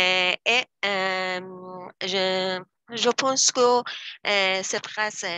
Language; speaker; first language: French; non-native, learner; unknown